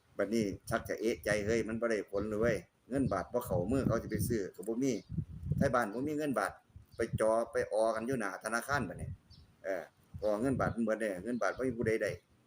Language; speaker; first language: Thai; native; Thai